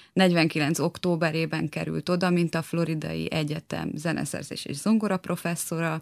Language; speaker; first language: Hungarian; native; Hungarian